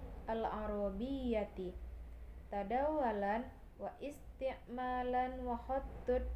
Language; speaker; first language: Arabic; non-native, learner; Indonesian